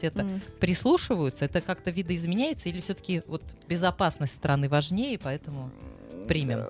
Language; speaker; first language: Russian; native; Russian